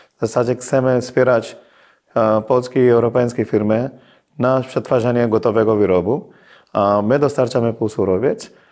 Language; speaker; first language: Polish; non-native, fluent; Hindi